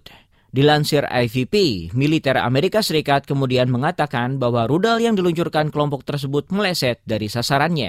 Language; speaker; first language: Indonesian; native; Indonesian